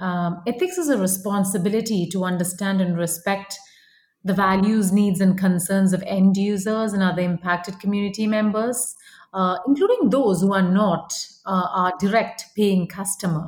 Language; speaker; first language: English; non-native, local second language; Malayalam